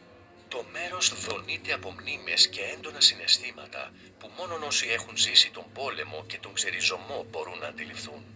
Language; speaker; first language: Greek; native; Greek